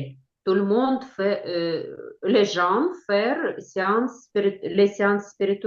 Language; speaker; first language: French; non-native, learner; Ukrainian